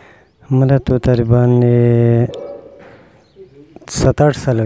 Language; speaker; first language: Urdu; non-native, local second language; Khowar